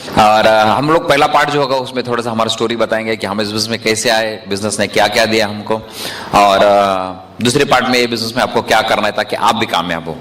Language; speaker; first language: Hindi; non-native, local second language; Marathi